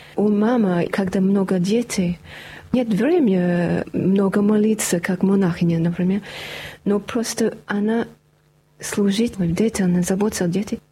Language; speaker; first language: Russian; non-native, fluent; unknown